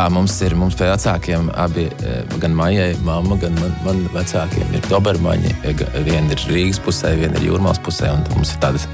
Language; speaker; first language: Latvian; native; Latvian